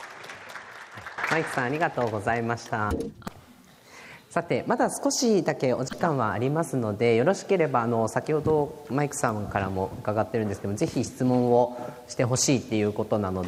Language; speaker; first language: Japanese; native; Japanese